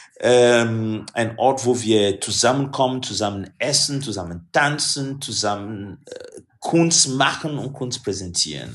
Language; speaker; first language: German; non-native, fluent; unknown